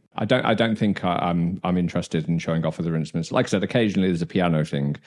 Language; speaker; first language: English; native; English